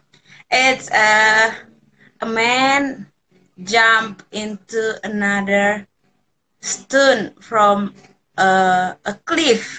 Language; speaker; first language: English; non-native, learner; Indonesian